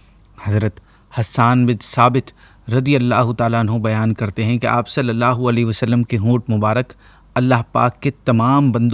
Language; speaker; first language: Urdu; native; Urdu